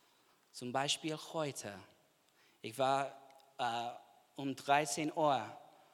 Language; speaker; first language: German; non-native, fluent; English